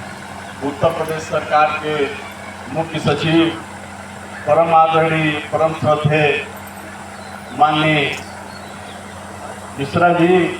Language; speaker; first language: Hindi; native; Hindi